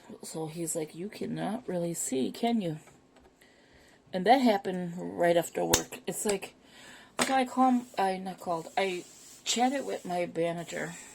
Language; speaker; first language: English; native; English